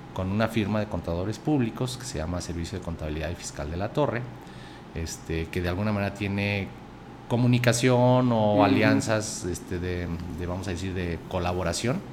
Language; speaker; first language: Spanish; native; Spanish